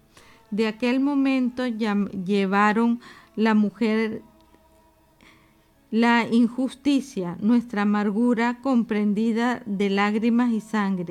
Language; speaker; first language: Spanish; native; Spanish